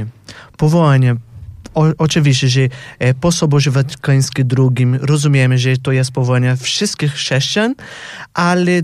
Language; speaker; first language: Polish; non-native, fluent; Portuguese